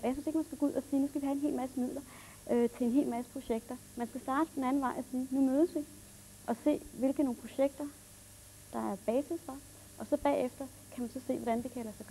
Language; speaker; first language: Danish; native; Danish